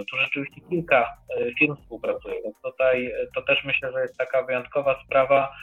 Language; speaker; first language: Polish; native; Polish